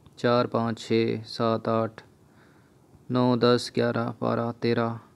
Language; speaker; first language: Hindi; native; Hindi